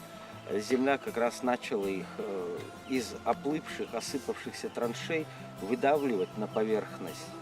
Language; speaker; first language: Russian; native; Russian